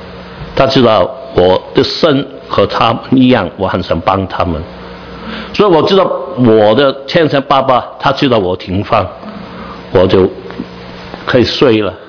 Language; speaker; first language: Chinese; non-native, learner; Cantonese